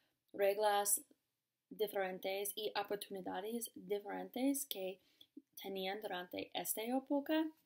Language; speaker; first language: Spanish; non-native, learner; English